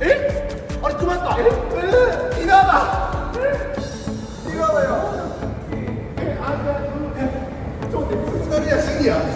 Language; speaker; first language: Indonesian; non-native, fluent; Japanese